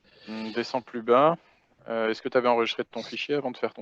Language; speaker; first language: French; native; French